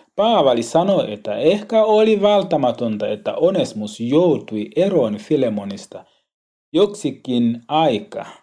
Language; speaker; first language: Finnish; non-native, learner; Swahili